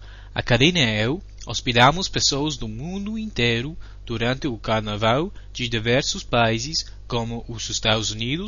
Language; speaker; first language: Portuguese; non-native, fluent; English